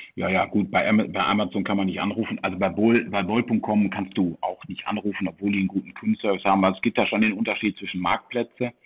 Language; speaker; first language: German; early bilingual, heritage; Dutch